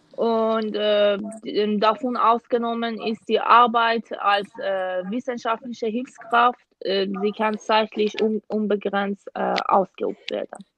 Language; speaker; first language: German; non-native, fluent; Persian